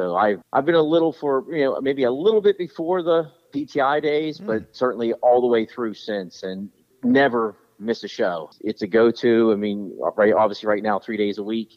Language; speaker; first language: English; native; English